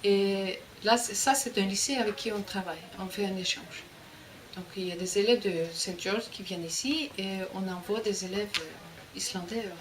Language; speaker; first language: French; non-native, fluent; Icelandic